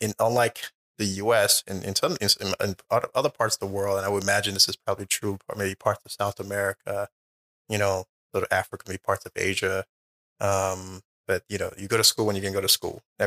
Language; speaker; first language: English; native; English